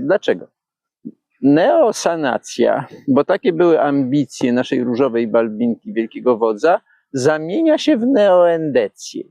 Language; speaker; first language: Polish; native; Polish